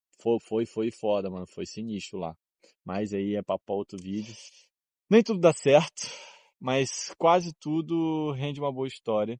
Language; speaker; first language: Portuguese; native; Portuguese